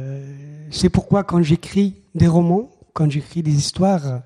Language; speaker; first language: French; non-native, fluent; Persian